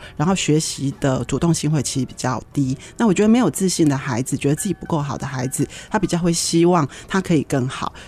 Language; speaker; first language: Chinese; native; Chinese